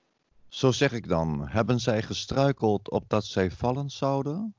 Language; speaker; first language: Dutch; native; Dutch